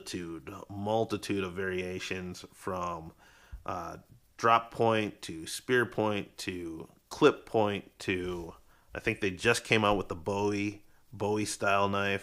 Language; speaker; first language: English; native; English